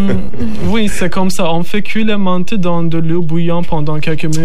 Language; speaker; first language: French; non-native, learner; Turkish